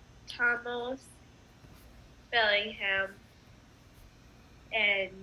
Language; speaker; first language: Spanish; non-native, learner; English